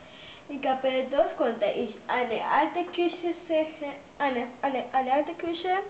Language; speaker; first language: German; non-native, learner; Spanish